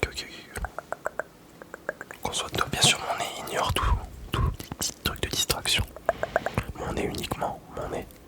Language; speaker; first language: French; native; French